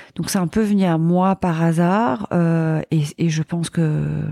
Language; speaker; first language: French; native; French